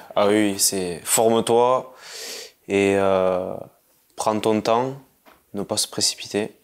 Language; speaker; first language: French; native; French